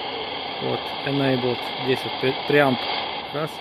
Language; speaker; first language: Russian; native; Russian